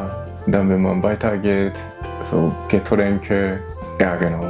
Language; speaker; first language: German; non-native, fluent; Japanese